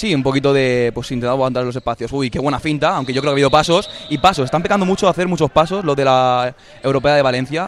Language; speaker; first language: Spanish; native; Spanish